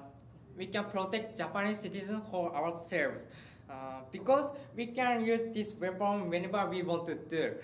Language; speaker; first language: English; non-native, learner; Japanese